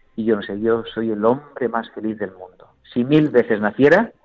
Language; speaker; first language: Spanish; native; Spanish